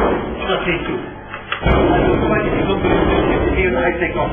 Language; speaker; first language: German; native; German